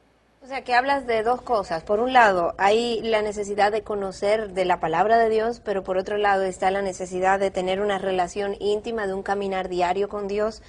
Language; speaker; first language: Spanish; native; Spanish